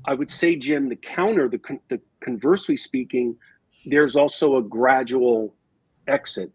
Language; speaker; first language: English; native; English